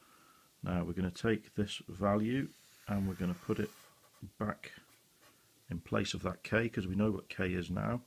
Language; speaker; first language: English; native; English